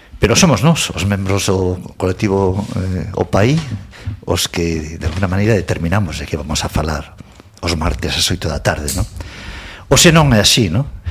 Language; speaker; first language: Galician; non-native, local second language; Spanish